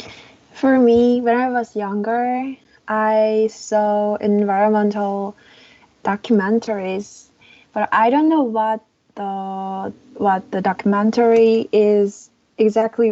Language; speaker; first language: English; non-native, learner; Korean